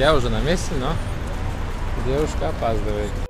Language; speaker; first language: Russian; non-native, local second language; Uzbek